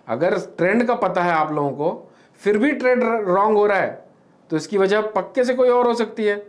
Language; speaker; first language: Hindi; native; Hindi